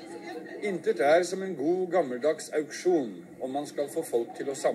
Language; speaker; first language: Norwegian; native; Norwegian